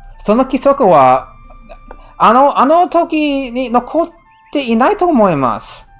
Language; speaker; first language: Japanese; non-native, learner; English